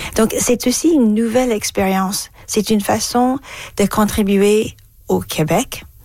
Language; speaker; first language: French; non-native, fluent; English